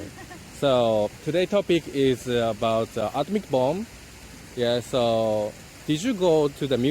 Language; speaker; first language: English; non-native, learner; Japanese